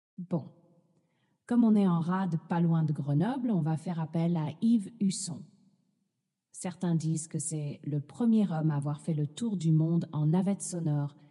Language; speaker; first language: French; native; French